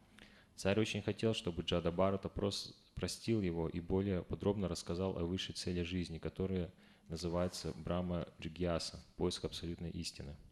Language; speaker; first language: Russian; native; Russian